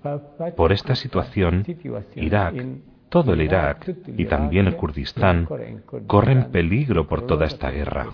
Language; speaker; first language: Spanish; non-native, fluent; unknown